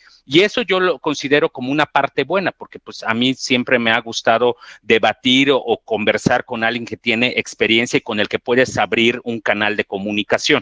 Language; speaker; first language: Spanish; native; Spanish